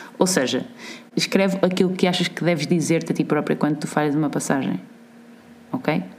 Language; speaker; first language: Portuguese; native; Portuguese